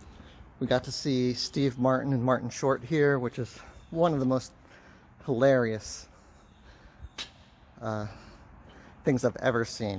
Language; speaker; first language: English; native; English